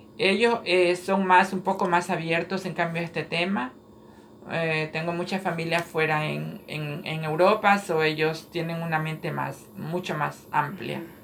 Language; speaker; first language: Spanish; native; Spanish